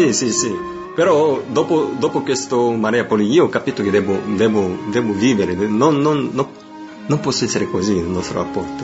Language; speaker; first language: Italian; non-native, fluent; Korean